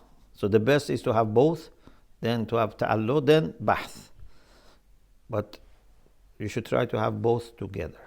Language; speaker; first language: English; non-native, fluent; Persian